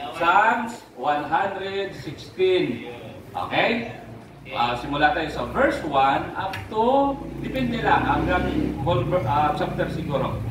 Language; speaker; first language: Filipino; non-native, local second language; Aklanon